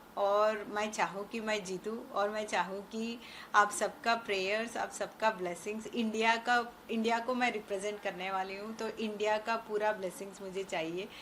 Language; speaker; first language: Hindi; non-native, local second language; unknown